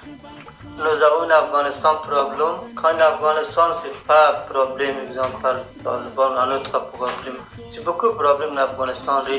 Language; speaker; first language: French; non-native, learner; Persian